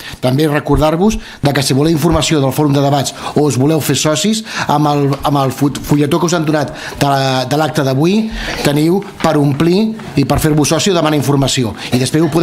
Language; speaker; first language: Catalan; native; Catalan